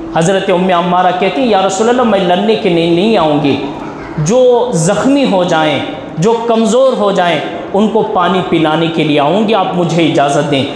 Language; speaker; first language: Urdu; native; Urdu